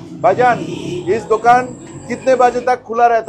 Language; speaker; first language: Hindi; non-native, learner; Bangla